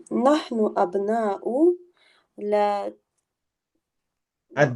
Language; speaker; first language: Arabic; non-native, learner; English